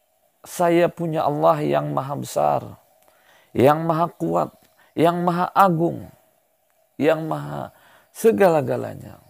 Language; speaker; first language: Indonesian; native; Indonesian